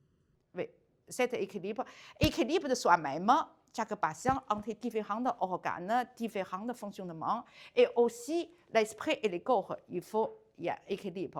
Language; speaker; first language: French; non-native, learner; Chinese